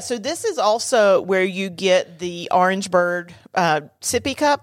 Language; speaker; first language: English; native; English